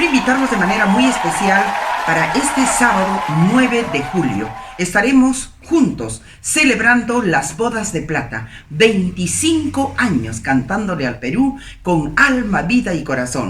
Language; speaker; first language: Spanish; native; Spanish